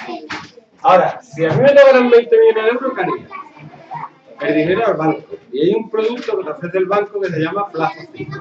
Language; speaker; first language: Spanish; native; Spanish